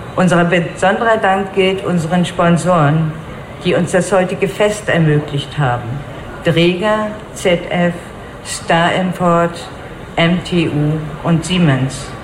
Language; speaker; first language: German; native; German